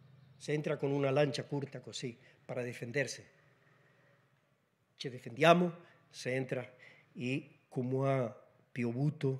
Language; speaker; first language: Italian; non-native, learner; Spanish